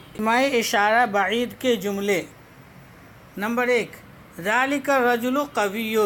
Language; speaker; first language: Urdu; native; Urdu